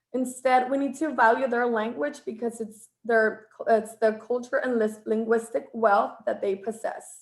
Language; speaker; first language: English; non-native, fluent; Spanish